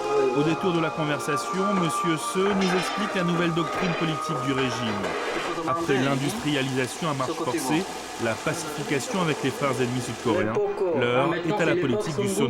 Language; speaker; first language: French; native; French